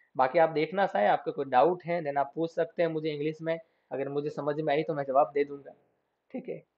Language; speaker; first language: Hindi; native; Hindi